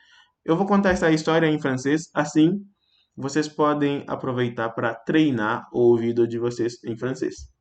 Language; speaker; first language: Portuguese; non-native, fluent; French